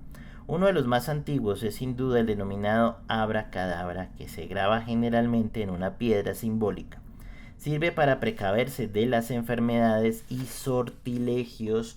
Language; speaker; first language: Spanish; native; Spanish